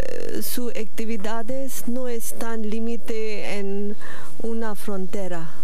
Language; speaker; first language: Spanish; non-native, learner; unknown